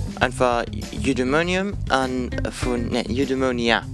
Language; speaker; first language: German; non-native, local second language; Luxembourgish